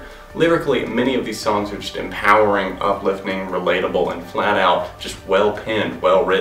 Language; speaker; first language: English; native; English